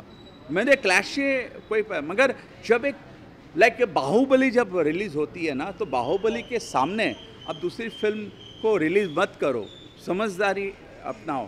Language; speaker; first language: Hindi; native; Hindi